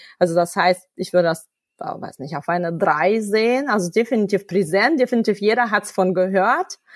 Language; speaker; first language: German; non-native, fluent; Russian